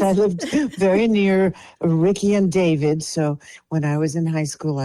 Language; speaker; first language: English; non-native, local second language; Polish